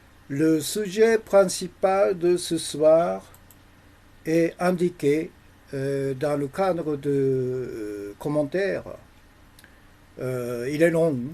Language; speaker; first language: French; non-native, learner; Japanese